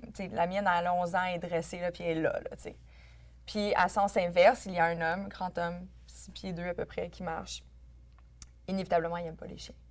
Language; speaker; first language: French; native; French